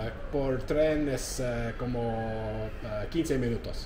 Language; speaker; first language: Spanish; non-native, learner; English